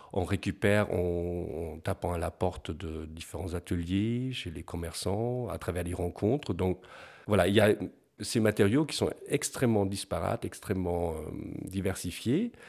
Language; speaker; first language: French; non-native, fluent; German